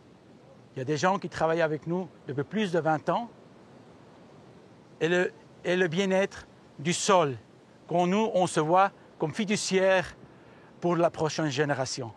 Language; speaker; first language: French; early bilingual, heritage; Spanish